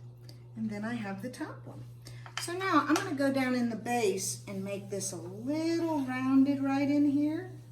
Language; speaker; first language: English; native; English